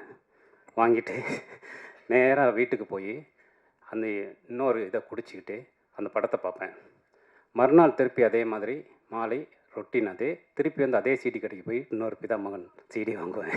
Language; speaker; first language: Tamil; native; Tamil